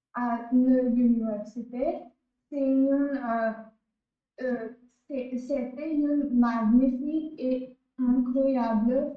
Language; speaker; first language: French; non-native, learner; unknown